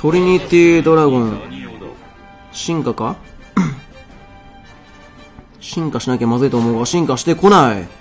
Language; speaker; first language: Japanese; native; Japanese